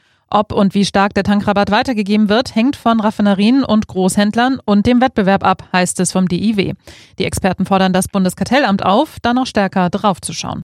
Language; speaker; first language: German; native; German